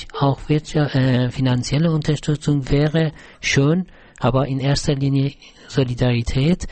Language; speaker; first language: German; non-native, fluent; Persian